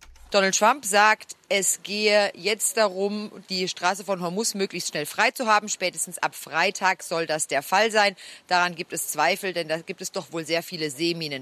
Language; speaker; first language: German; native; German